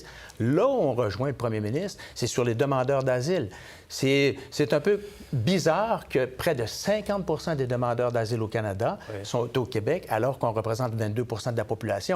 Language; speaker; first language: French; native; French